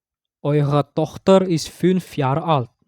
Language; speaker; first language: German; non-native, fluent; Indonesian